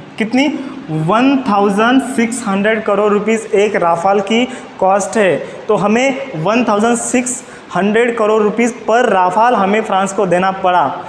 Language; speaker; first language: Hindi; non-native, local second language; Marathi